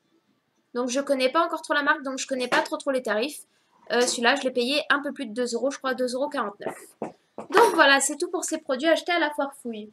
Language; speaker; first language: French; native; French